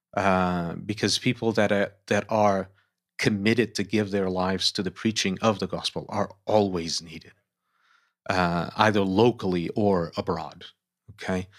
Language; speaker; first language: English; non-native, fluent; Portuguese